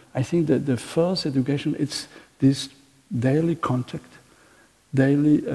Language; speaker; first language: English; non-native, fluent; Catalan